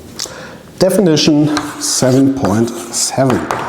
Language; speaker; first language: English; non-native, fluent; German